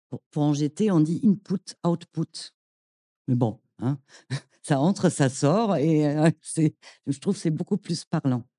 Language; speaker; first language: French; non-native, fluent; German